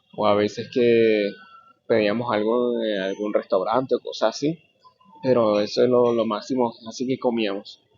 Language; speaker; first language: Spanish; native; Spanish